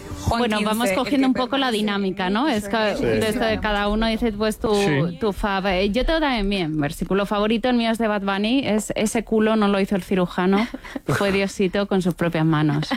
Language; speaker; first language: Spanish; native; Spanish